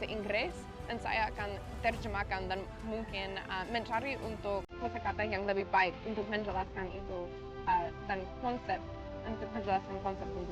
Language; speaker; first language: Indonesian; non-native, learner; English